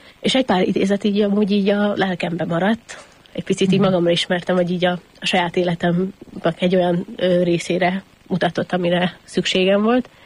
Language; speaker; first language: Hungarian; native; Hungarian